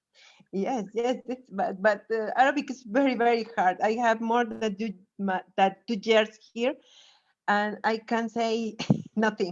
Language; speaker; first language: English; non-native, fluent; Spanish